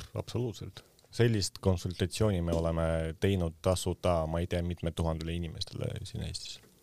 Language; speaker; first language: Estonian; non-native, local second language; Russian